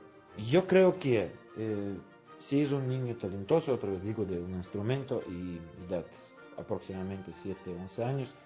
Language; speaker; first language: Spanish; non-native, fluent; Russian